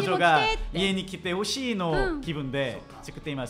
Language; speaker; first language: Japanese; non-native, learner; Korean